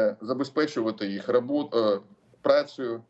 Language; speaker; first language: Ukrainian; non-native, local second language; Russian